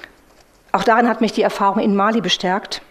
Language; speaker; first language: German; native; German